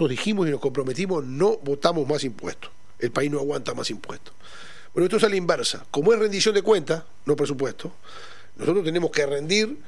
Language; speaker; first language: Spanish; native; Spanish